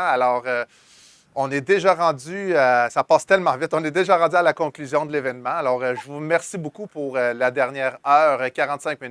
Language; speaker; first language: French; native; French